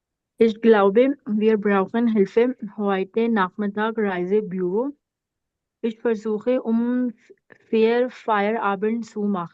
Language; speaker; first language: German; non-native, learner; Urdu